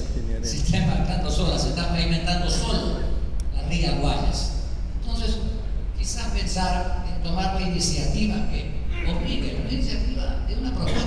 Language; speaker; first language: Spanish; native; Spanish